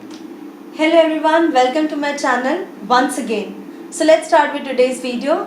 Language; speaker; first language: English; non-native, local second language; Hindi